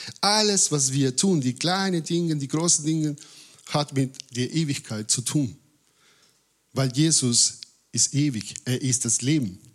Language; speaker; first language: German; non-native, fluent; Spanish